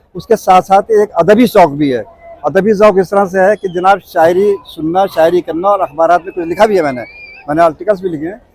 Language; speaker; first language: Urdu; native; Urdu